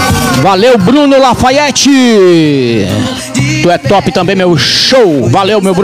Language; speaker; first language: Portuguese; native; Portuguese